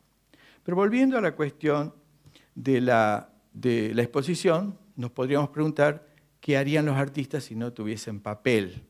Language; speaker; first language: Spanish; native; Spanish